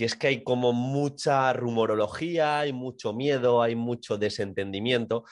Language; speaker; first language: Spanish; native; Spanish